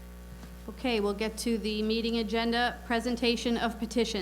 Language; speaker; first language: English; native; English